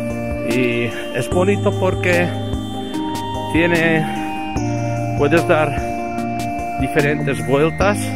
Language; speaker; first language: Spanish; non-native, fluent; Portuguese